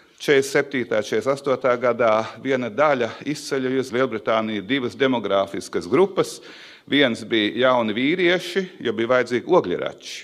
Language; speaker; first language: Latvian; native; Latvian